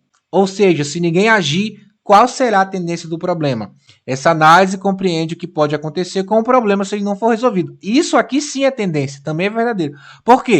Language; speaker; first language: Portuguese; native; Portuguese